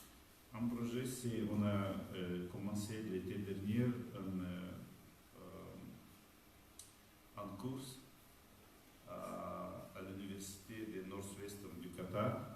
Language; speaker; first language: French; non-native, fluent; Romanian